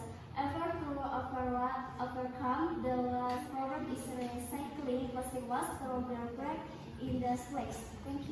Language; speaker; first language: English; non-native, learner; Indonesian